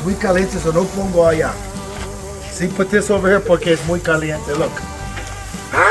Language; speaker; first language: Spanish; non-native, learner; English